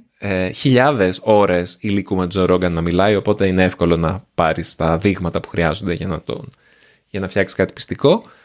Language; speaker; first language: Greek; native; Greek